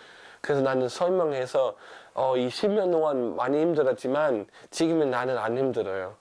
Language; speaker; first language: Korean; non-native, fluent; Danish